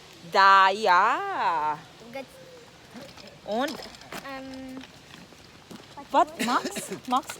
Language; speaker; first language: German; non-native, learner; Filipino